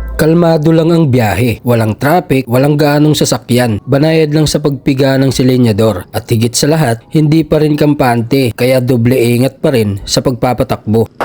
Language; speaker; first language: Filipino; native; Filipino